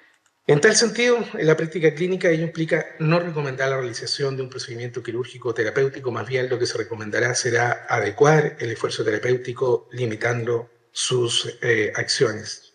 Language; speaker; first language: Spanish; native; Spanish